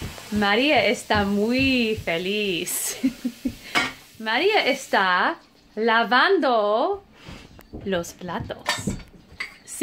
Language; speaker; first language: Spanish; non-native, fluent; English